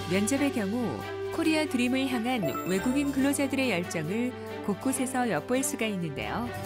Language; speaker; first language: Korean; native; Korean